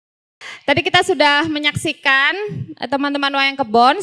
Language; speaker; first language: Indonesian; native; Indonesian